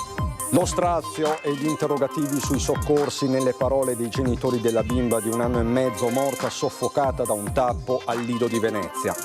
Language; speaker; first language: Italian; native; Italian